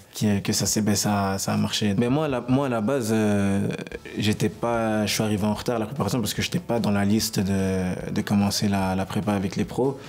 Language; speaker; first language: French; native; French